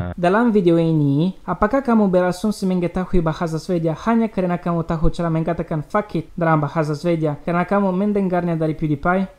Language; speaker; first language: Indonesian; non-native, learner; Romanian